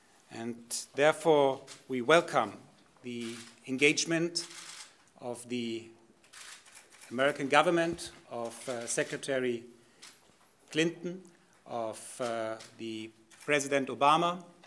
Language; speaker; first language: English; non-native, fluent; German